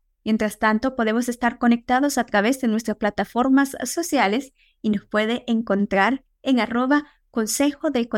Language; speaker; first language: Spanish; native; Spanish